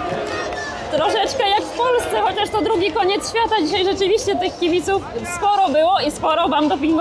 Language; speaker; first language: Polish; native; Polish